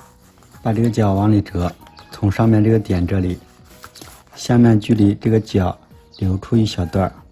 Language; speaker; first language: Chinese; native; Chinese